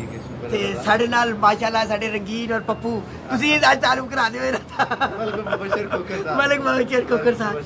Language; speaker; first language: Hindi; non-native, local second language; Punjabi